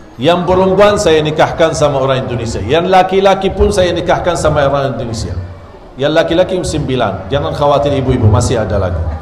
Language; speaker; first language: Indonesian; non-native, fluent; Arabic